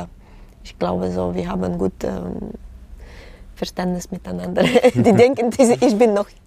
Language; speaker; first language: German; non-native, fluent; Russian